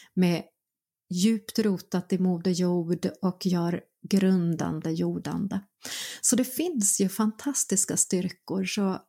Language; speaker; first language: Swedish; early bilingual, other home language; Finnish